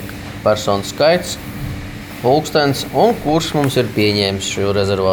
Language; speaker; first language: Latvian; native; Latvian